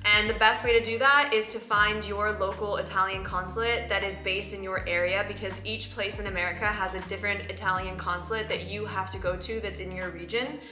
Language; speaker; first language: English; native; English